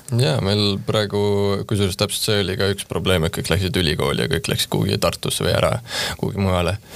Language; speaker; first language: Estonian; native; Estonian